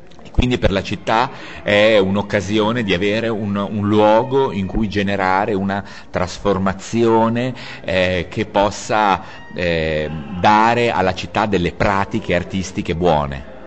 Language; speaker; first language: Italian; native; Italian